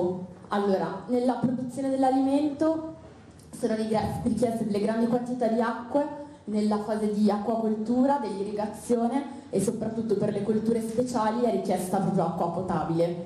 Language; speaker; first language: Italian; native; Italian